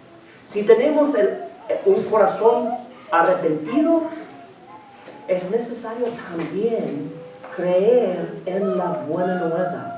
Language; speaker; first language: Spanish; non-native, fluent; English